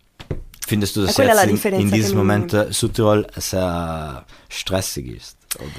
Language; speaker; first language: German; non-native, local second language; Italian